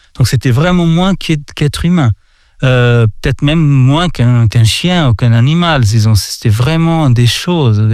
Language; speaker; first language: French; non-native, fluent; Portuguese